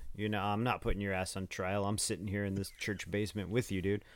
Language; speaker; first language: English; native; English